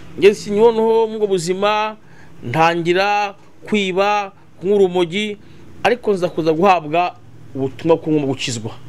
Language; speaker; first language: Kinyarwanda; native; Kinyarwanda